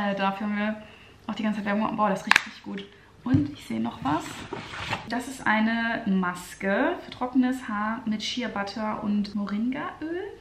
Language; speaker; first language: German; native; German